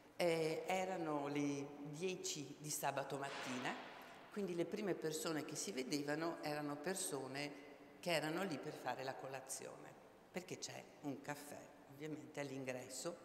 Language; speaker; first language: Italian; native; Italian